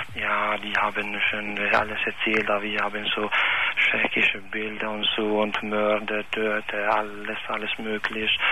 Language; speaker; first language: German; non-native, learner; Albanian